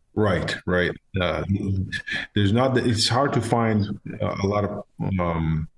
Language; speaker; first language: English; non-native, fluent; Georgian